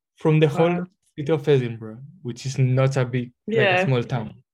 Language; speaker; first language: English; non-native, fluent; Spanish